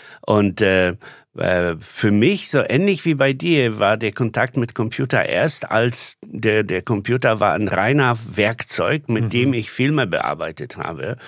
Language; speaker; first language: German; non-native, fluent; Polish